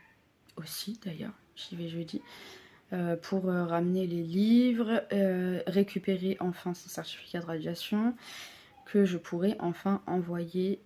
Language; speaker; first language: French; native; French